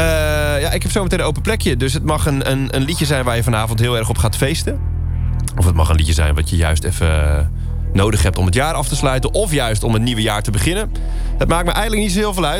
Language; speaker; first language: Dutch; native; Dutch